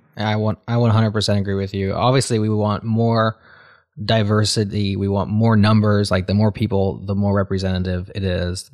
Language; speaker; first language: English; native; English